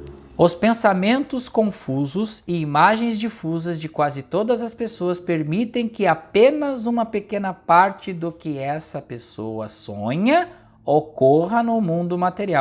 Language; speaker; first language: Portuguese; native; Portuguese